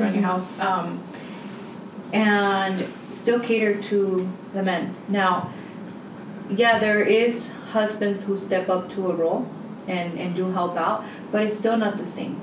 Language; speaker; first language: English; early bilingual, other home language; Spanish